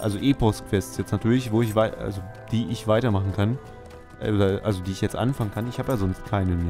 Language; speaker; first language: German; native; German